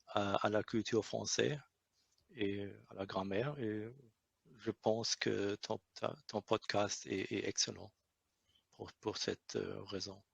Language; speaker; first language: French; non-native, learner; German